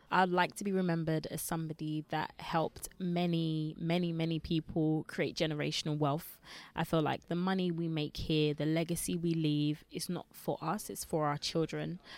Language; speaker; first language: English; early bilingual, other home language; Lingala